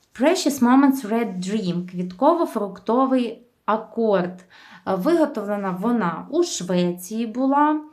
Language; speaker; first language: Ukrainian; native; Ukrainian